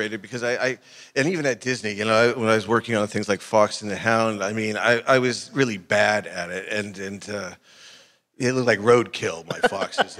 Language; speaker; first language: English; native; English